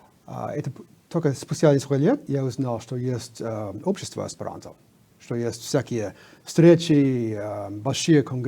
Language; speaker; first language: Russian; non-native, fluent; English